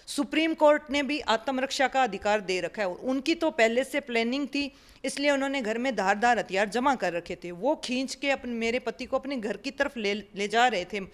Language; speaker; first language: Hindi; native; Hindi